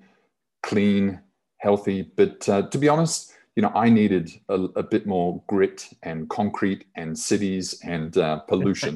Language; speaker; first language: English; native; English